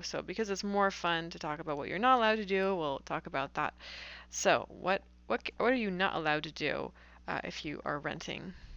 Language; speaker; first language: English; native; English